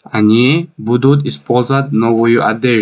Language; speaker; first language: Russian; non-native, fluent; Tajik